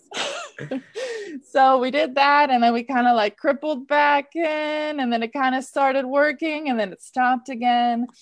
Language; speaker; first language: English; native; English